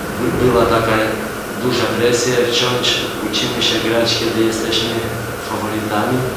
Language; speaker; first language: Polish; non-native, fluent; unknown